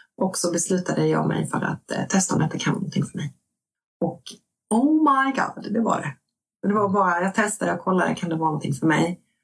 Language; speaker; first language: Swedish; native; Swedish